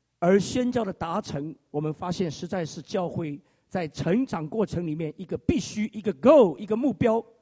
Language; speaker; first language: Chinese; native; Chinese